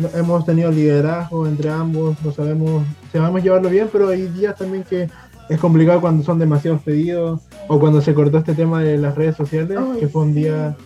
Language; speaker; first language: Spanish; native; Spanish